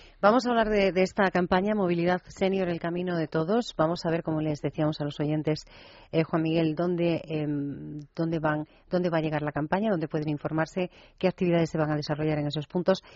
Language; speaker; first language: Spanish; native; Spanish